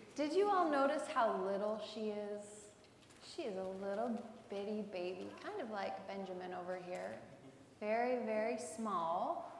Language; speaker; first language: English; native; English